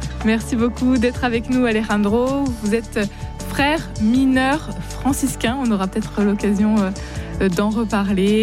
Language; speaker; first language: French; native; French